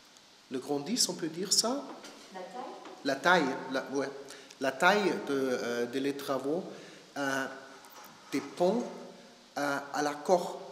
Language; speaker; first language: French; non-native, learner; German